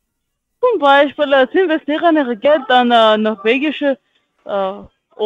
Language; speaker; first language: German; non-native, learner; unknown